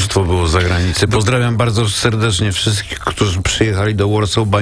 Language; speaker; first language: Polish; native; Polish